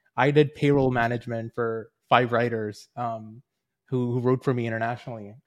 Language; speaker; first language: English; early bilingual, other home language; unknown